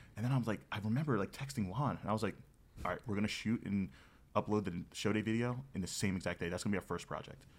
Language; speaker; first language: English; native; English